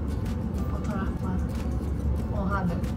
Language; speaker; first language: Turkish; early bilingual, heritage; Turkish